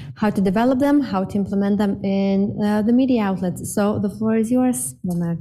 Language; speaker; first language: English; non-native, fluent; Lithuanian